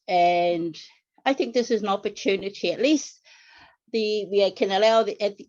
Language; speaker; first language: English; non-native, local second language; Māori